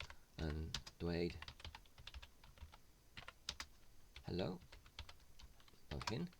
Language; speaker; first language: Welsh; non-native, learner; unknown